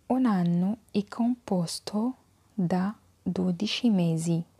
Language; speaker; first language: Italian; non-native, fluent; Arabic